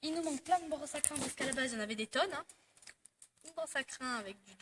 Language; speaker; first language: French; native; French